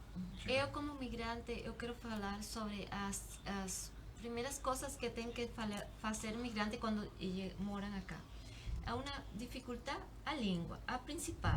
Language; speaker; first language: Portuguese; non-native, learner; Spanish